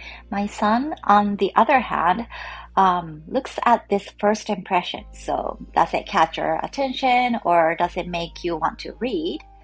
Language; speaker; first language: English; non-native, fluent; Japanese